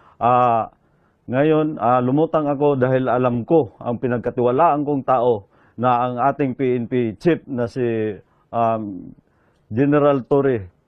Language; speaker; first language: Filipino; native; Filipino